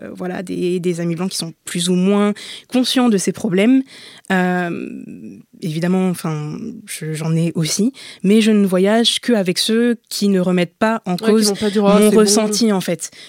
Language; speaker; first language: French; native; French